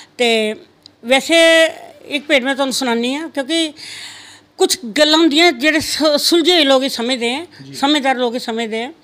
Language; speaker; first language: Punjabi; non-native, local second language; Rajasthani